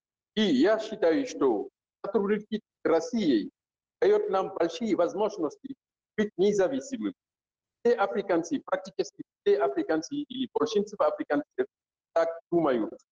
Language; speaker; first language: Russian; non-native, fluent; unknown